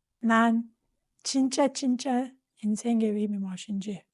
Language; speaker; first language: Korean; non-native, fluent; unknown